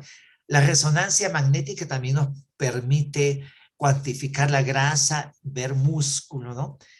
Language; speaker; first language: Spanish; native; Spanish